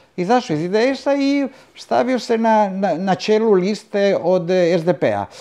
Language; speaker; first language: Croatian; non-native, local second language; Italian